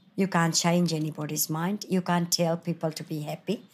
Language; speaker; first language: English; non-native, fluent; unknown